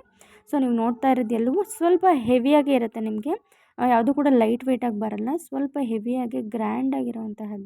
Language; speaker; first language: Kannada; native; Kannada